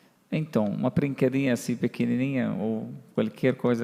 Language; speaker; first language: Portuguese; non-native, fluent; Arabic